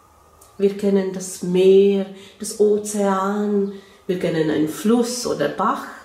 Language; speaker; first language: German; non-native, fluent; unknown